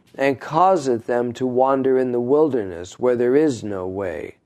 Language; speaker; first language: English; native; English